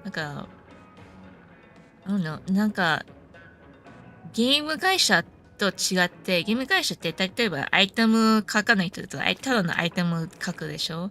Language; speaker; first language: Japanese; non-native, fluent; English